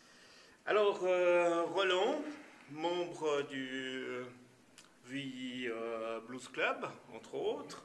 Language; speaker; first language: French; native; French